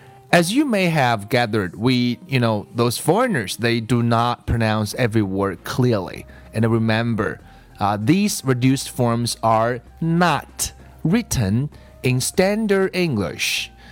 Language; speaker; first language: English; non-native, fluent; Chinese